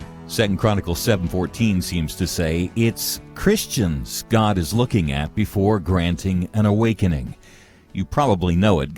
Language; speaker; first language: English; native; English